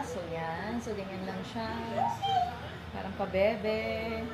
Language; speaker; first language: Filipino; native; Filipino